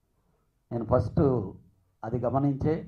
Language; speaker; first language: Telugu; native; Telugu